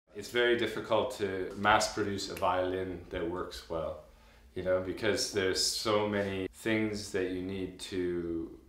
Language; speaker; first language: English; native; English